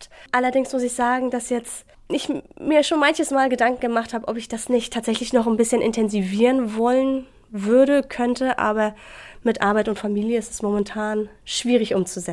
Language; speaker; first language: German; native; German